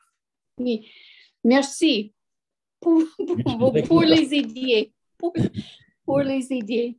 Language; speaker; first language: French; non-native, learner; English